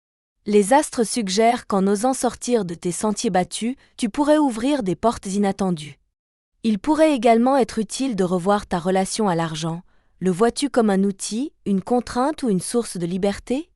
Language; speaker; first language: French; native; French